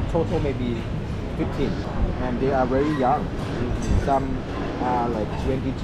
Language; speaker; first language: English; non-native, fluent; Thai